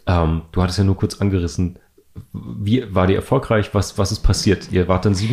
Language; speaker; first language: German; native; German